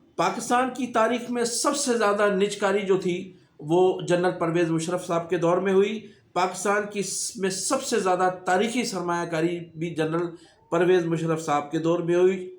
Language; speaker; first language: Urdu; native; Urdu